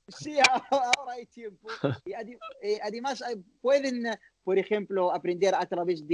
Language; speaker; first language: Spanish; non-native, learner; Arabic